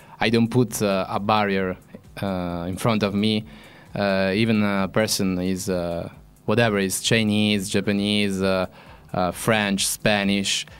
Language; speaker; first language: English; non-native, fluent; Italian